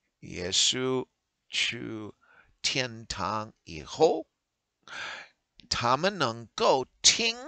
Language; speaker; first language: Chinese; non-native, learner; English